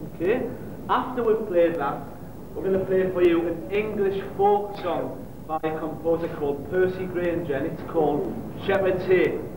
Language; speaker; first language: English; native; English